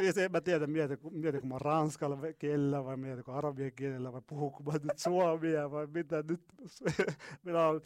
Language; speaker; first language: Finnish; non-native, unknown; Arabic